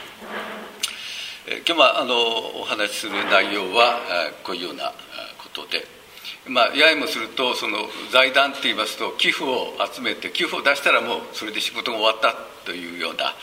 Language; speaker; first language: Japanese; native; Japanese